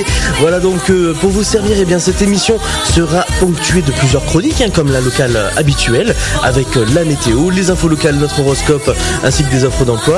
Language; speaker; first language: French; native; French